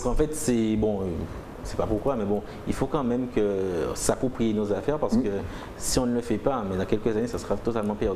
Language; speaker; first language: French; native; French